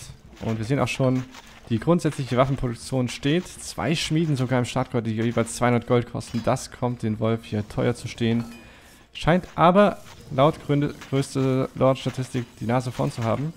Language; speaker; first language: German; native; German